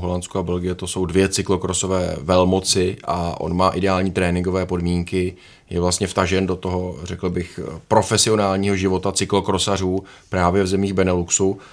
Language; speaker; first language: Czech; native; Czech